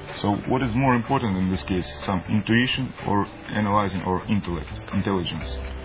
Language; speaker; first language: English; non-native, learner; Russian